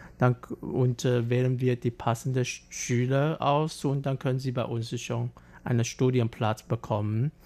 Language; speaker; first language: German; non-native, fluent; Chinese